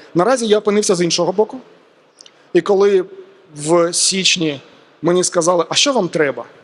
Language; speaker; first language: Ukrainian; non-native, local second language; Russian